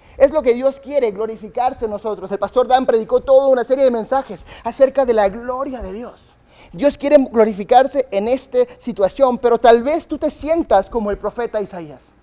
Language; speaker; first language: Spanish; early bilingual, other home language; English